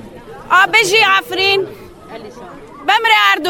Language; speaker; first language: Danish; non-native, learner; Kurdish